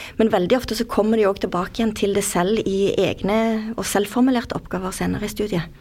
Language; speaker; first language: Norwegian; native; Norwegian